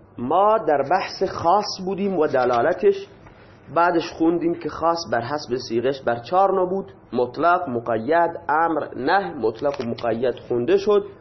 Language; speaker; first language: Persian; non-native, local second language; Baluchi